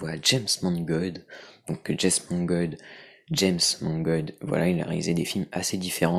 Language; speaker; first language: French; native; French